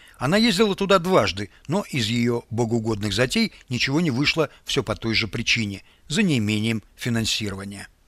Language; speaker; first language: Russian; native; Russian